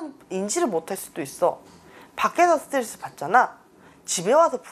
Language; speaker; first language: Korean; native; Korean